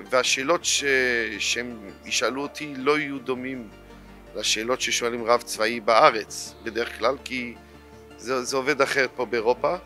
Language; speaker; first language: Hebrew; non-native, fluent; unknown